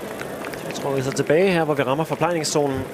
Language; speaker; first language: Danish; native; Danish